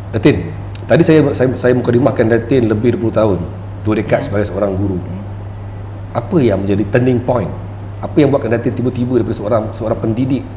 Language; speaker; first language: Malay; native; Malay